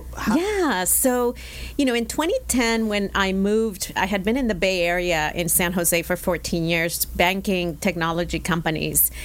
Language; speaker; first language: English; early bilingual, other home language; Spanish